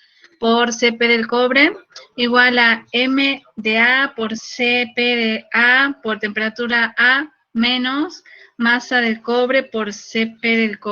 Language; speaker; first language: Spanish; native; Spanish